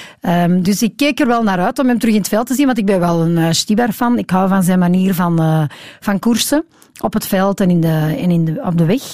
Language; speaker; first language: Dutch; native; Dutch